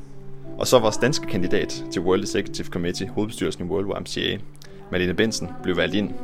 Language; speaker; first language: Danish; native; Danish